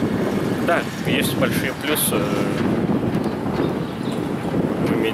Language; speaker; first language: Russian; non-native, local second language; Uzbek